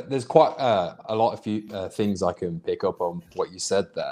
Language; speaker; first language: English; native; English